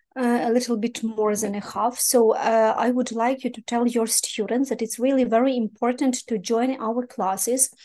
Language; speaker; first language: English; non-native, fluent; Ukrainian